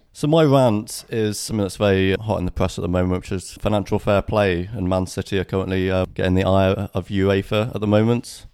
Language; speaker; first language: English; native; English